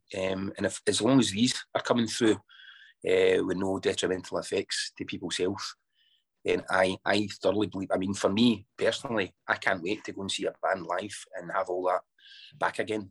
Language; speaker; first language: English; native; English